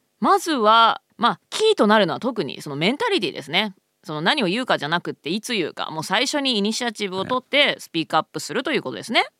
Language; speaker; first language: Japanese; native; Japanese